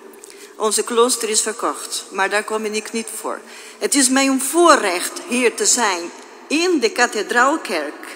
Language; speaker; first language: Dutch; non-native, fluent; Portuguese